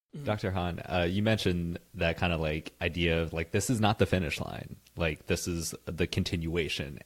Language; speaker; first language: English; native; English